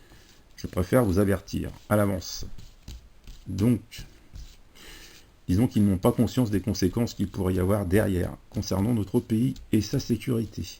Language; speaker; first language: French; native; French